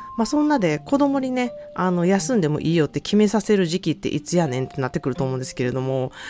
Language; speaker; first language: Japanese; native; Japanese